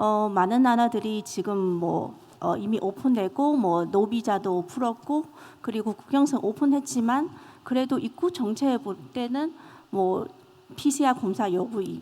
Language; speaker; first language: Korean; non-native, fluent; Chinese